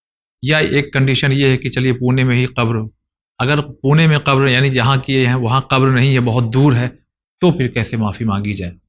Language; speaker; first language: Urdu; native; Urdu